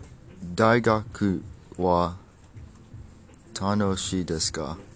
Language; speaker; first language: Japanese; non-native, learner; English